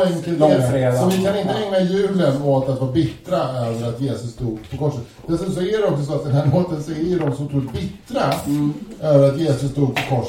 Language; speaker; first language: Swedish; native; Swedish